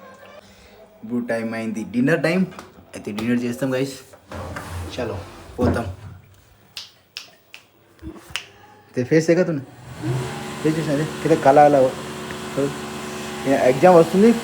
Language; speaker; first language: Telugu; non-native, learner; Hindi